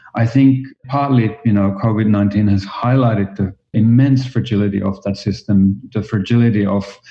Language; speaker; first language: English; non-native, fluent; Finnish